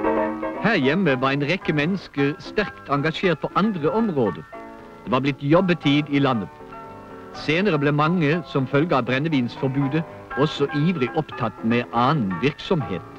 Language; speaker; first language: Norwegian; native; Norwegian